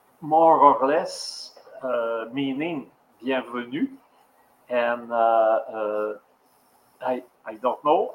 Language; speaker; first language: English; non-native, local second language; French